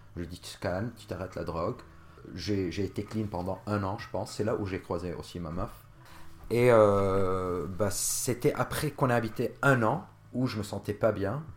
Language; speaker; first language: French; non-native, local second language; Arabic